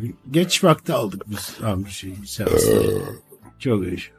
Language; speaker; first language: Turkish; native; Turkish